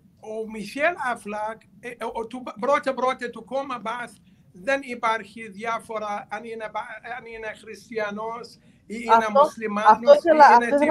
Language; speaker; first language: Greek; non-native, learner; Arabic